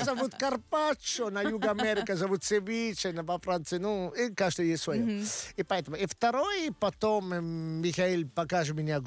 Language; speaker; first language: Russian; non-native, learner; Italian